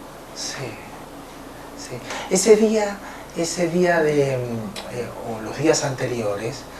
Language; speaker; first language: Spanish; native; Spanish